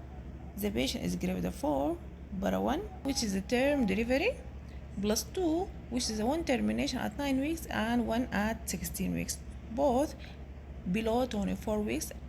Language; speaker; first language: English; non-native, local second language; Arabic